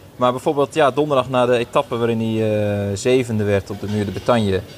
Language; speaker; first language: Dutch; native; Dutch